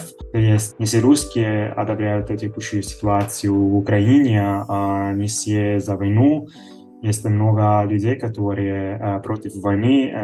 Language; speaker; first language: Russian; non-native, fluent; Italian